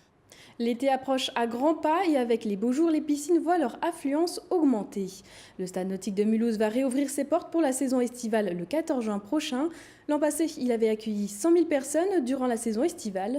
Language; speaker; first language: French; native; French